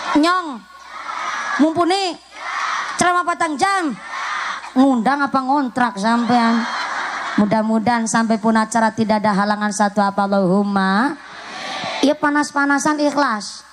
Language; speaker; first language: Indonesian; non-native, local second language; Javanese